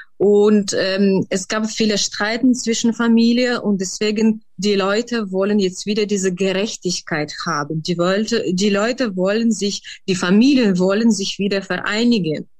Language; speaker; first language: German; non-native, fluent; Ukrainian